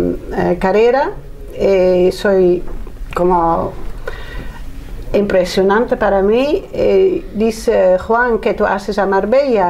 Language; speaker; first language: Spanish; non-native, learner; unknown